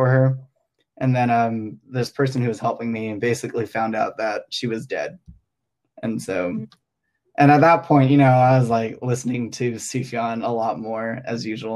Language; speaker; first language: English; native; English